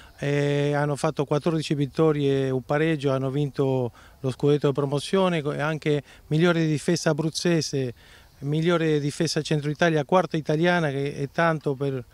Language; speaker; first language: Italian; early bilingual, heritage; Italian